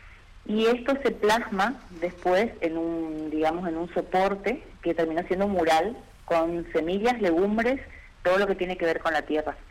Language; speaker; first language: Spanish; native; Spanish